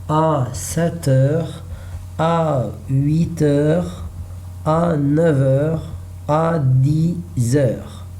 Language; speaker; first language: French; non-native, learner; Arabic